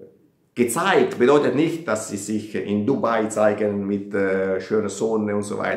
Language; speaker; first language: German; non-native, fluent; Italian